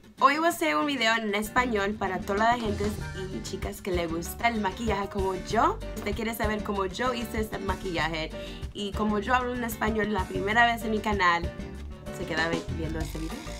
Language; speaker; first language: Spanish; early bilingual, heritage; English